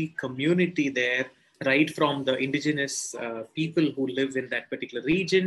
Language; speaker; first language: English; non-native, local second language; Tamil